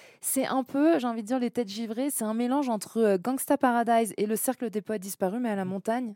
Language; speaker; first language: French; native; French